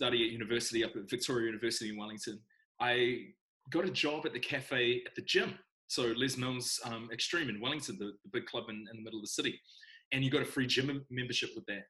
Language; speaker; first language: English; native; English